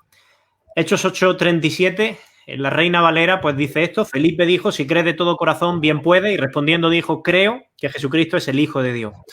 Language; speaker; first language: Spanish; native; Spanish